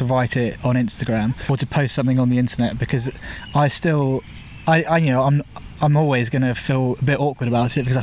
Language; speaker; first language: English; native; English